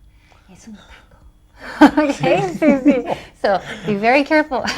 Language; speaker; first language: Spanish; non-native, fluent; English